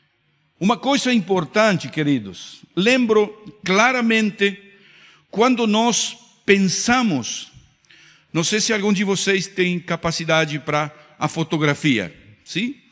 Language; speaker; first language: Portuguese; non-native, fluent; Spanish